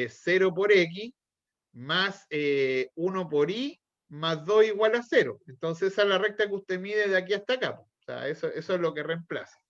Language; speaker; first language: Spanish; native; Spanish